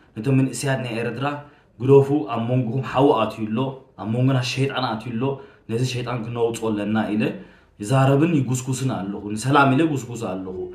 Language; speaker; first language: Tigrinya; early bilingual, heritage; Tigrinya